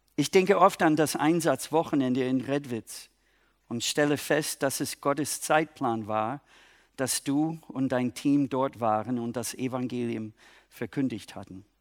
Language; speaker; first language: German; non-native, fluent; English